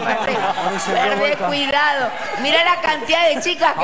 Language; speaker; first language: Spanish; native; Spanish